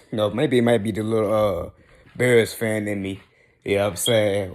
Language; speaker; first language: English; native; English